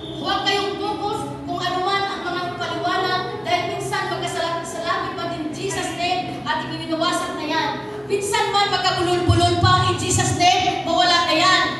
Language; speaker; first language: Filipino; non-native, local second language; Cebuano